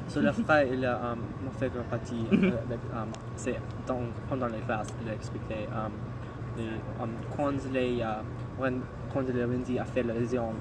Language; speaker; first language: French; non-native, learner; English